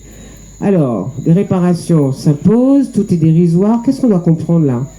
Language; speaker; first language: French; native; French